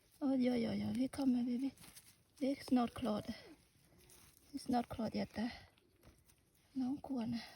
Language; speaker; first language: Swedish; non-native, learner; Thai